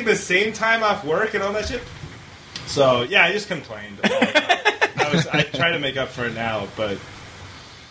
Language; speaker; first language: English; native; English